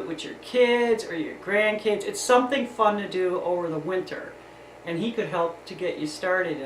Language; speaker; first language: English; native; English